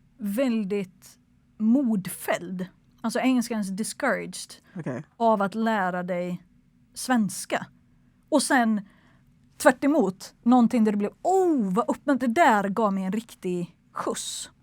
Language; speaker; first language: Swedish; native; Swedish